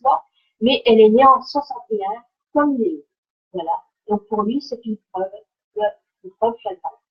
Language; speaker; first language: French; native; French